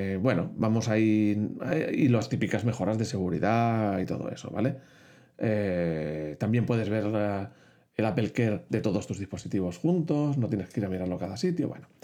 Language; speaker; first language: Spanish; native; Spanish